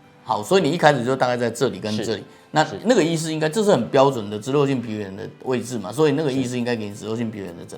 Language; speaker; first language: Chinese; native; Chinese